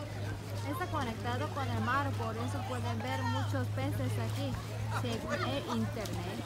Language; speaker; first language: Spanish; non-native, fluent; Korean